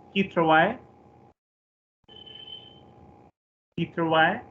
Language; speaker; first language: French; non-native, fluent; Hindi